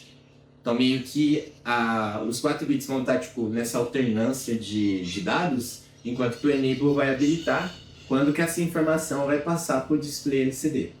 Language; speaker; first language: Portuguese; native; Portuguese